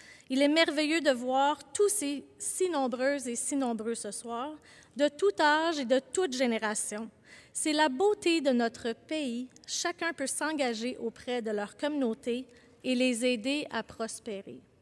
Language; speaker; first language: French; native; French